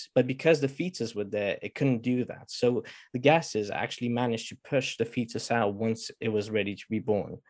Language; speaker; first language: English; non-native, fluent; Romanian